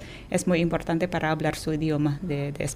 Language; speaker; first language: Spanish; non-native, fluent; Indonesian